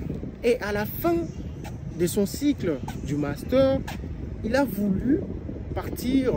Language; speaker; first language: French; non-native, local second language; Lingala